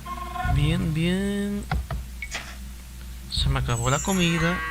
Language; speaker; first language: Spanish; native; Spanish